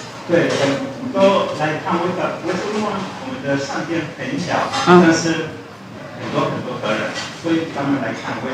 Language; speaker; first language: Chinese; non-native, learner; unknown